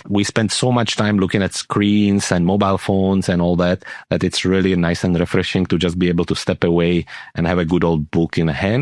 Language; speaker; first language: English; non-native, fluent; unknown